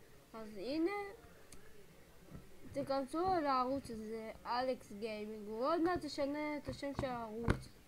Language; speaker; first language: Hebrew; native; Hebrew